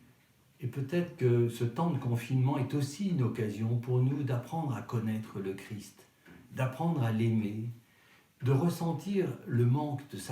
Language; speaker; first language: French; native; French